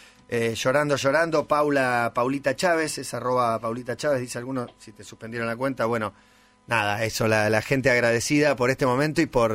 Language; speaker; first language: Spanish; native; Spanish